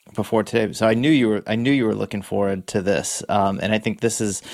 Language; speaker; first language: English; native; English